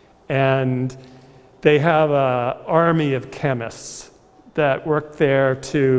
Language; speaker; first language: English; native; English